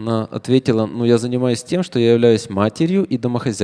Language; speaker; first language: Russian; native; Russian